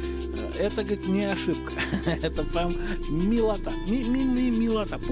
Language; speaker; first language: Russian; native; Russian